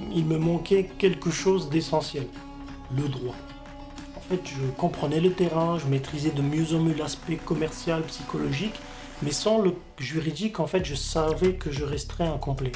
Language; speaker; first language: French; non-native, fluent; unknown